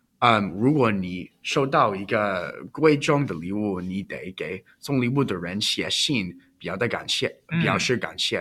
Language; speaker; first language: Chinese; non-native, learner; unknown